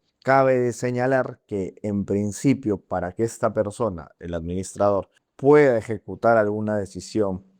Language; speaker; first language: Spanish; native; Spanish